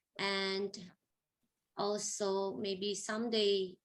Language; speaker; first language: English; non-native, fluent; Indonesian